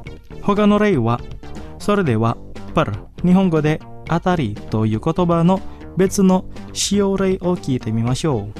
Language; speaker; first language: Japanese; non-native, fluent; Indonesian